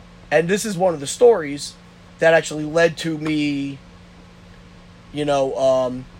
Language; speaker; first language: English; native; English